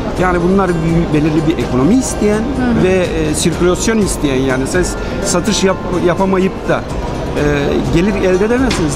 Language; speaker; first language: Turkish; early bilingual, heritage; Turkish